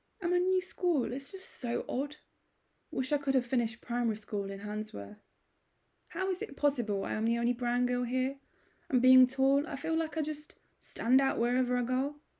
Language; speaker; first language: English; early bilingual, other home language; Punjabi